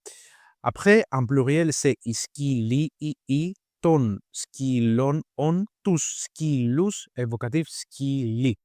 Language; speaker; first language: French; non-native, learner; Greek